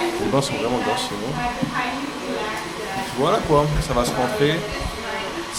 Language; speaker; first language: French; native; French